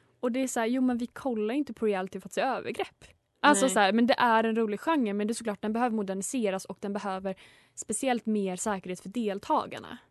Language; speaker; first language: Swedish; native; Swedish